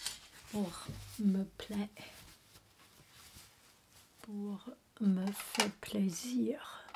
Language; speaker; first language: French; non-native, learner; Chinese